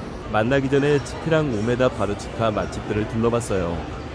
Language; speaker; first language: Korean; native; Korean